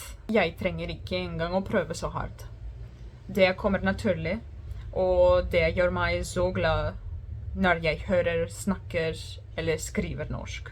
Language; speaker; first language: Norwegian; non-native, learner; Greek